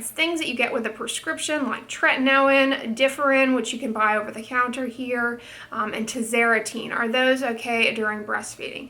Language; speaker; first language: English; native; English